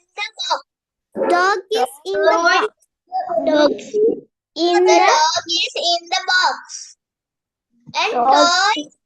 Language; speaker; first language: English; non-native, learner; Tamil